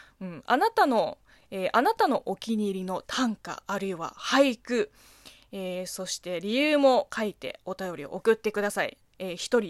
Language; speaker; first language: Japanese; non-native, fluent; Chinese